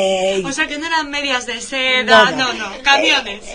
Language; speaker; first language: Spanish; native; Spanish